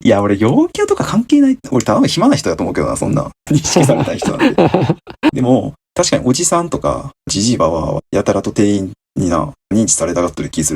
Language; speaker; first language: Japanese; native; Japanese